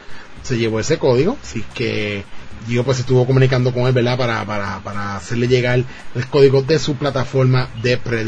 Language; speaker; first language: Spanish; native; Spanish